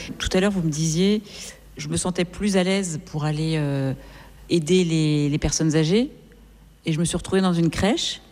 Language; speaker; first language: French; native; French